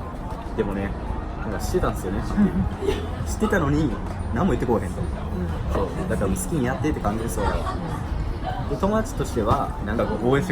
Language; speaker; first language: Japanese; native; Japanese